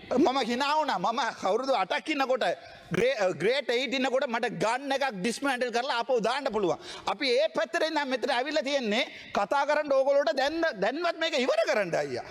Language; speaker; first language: Sinhala; non-native, local second language; Tamil